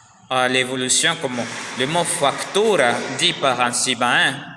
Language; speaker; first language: French; non-native, learner; Spanish